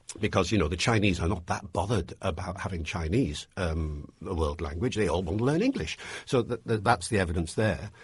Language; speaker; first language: English; native; English